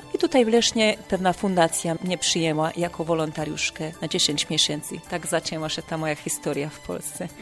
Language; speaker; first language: Polish; non-native, fluent; Hungarian